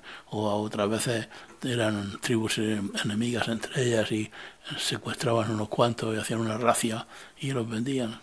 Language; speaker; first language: Spanish; native; Spanish